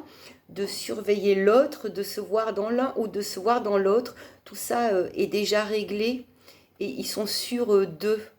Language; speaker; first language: French; native; French